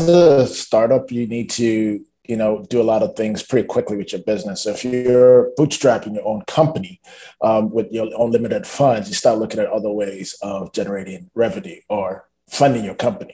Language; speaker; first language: English; non-native, local second language; Yoruba